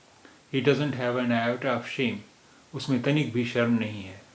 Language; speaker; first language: Hindi; native; Hindi